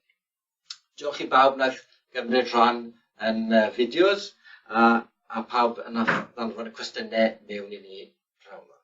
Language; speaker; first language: Welsh; native; Welsh